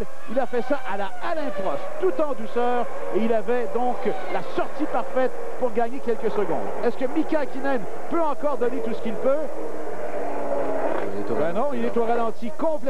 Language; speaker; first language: French; native; French